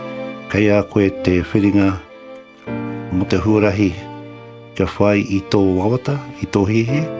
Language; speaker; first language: Māori; non-native, local second language; English